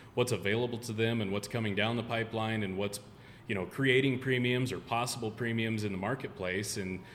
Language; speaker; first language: English; native; English